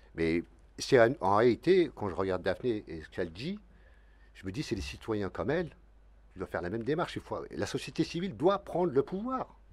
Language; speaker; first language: French; native; French